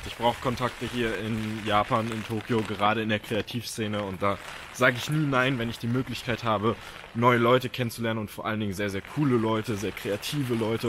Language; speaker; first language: German; native; German